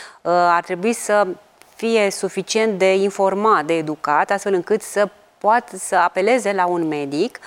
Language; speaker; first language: Romanian; native; Romanian